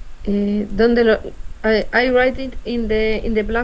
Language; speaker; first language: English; non-native, learner; Spanish